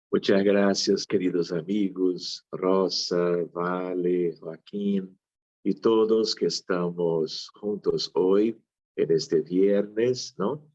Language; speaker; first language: Spanish; non-native, fluent; Portuguese